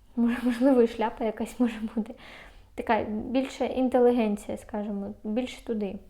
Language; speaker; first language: Ukrainian; native; Ukrainian